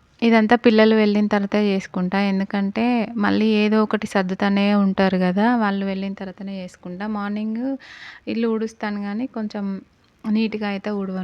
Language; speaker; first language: Telugu; native; Telugu